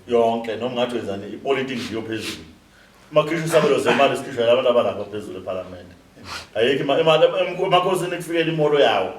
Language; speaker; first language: Zulu; native; Zulu